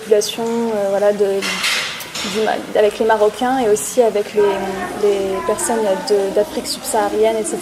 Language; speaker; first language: French; native; French